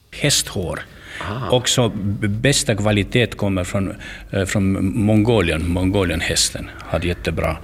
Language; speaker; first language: Swedish; non-native, learner; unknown